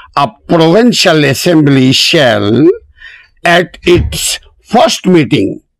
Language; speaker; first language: English; non-native, local second language; Urdu